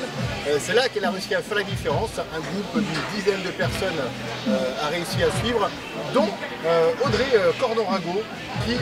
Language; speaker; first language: French; native; French